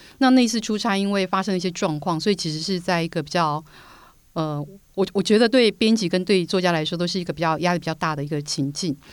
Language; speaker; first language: Chinese; native; Chinese